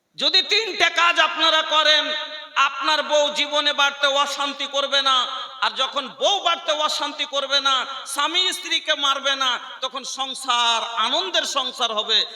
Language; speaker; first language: Bangla; non-native, local second language; Bhojpuri